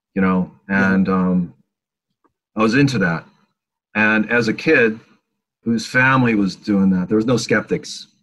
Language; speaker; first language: English; native; English